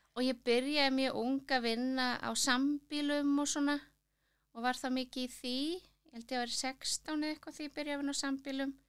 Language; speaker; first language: Icelandic; native; Icelandic